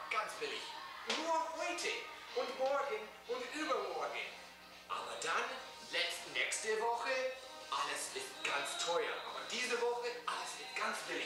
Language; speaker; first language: German; non-native, learner; English